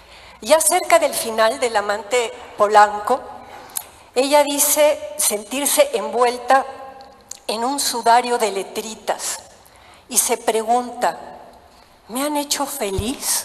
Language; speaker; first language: Spanish; native; Spanish